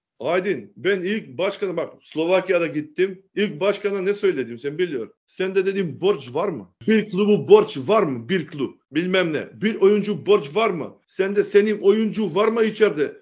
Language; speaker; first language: Turkish; non-native, learner; Macedonian